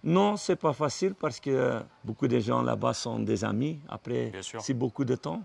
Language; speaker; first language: French; non-native, fluent; Dutch